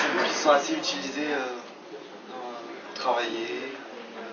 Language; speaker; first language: French; native; French